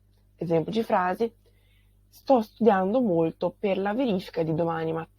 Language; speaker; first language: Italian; non-native, fluent; Portuguese